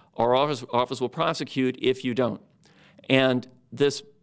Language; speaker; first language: English; native; English